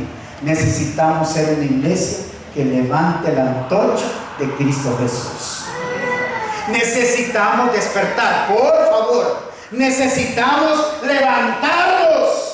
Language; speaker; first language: Spanish; native; Spanish